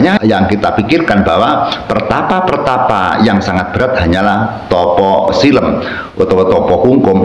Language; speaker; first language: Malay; non-native, local second language; Javanese